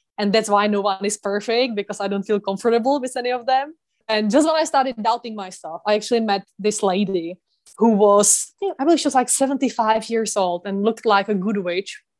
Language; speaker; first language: English; non-native, fluent; Czech